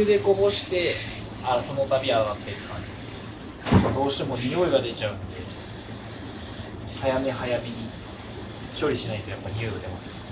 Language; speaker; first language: Japanese; native; Japanese